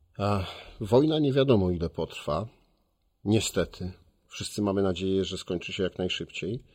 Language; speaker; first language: Polish; native; Polish